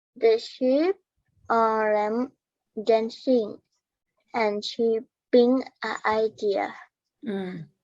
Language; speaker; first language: English; non-native, learner; Thai